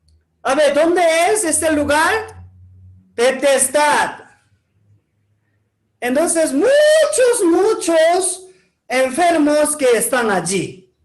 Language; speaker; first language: Spanish; non-native, learner; Korean